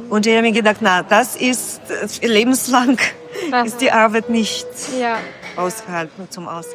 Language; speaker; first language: German; non-native, fluent; Russian